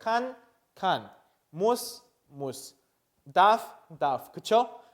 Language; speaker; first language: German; non-native, fluent; Korean